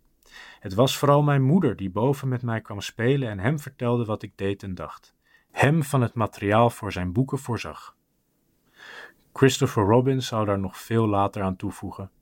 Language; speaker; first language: Dutch; native; Dutch